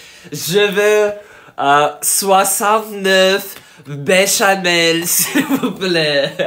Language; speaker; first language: French; non-native, learner; English